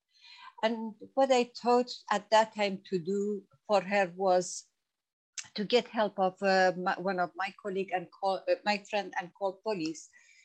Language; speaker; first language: English; non-native, fluent; Persian